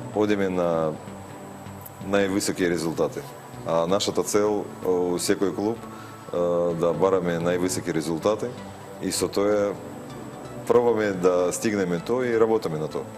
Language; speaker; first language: Macedonian; non-native, fluent; Russian